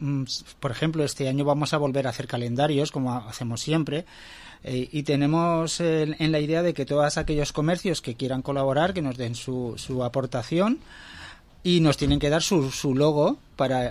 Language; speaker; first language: Spanish; native; Spanish